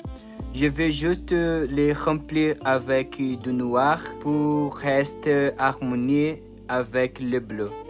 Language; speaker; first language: French; non-native, learner; Portuguese